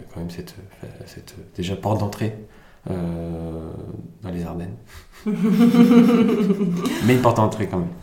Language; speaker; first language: French; early bilingual, other home language; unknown